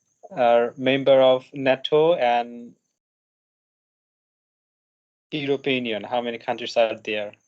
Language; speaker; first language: English; non-native, learner; Bangla